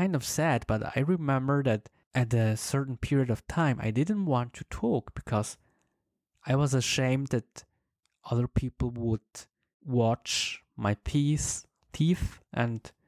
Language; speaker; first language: English; non-native, fluent; Swiss German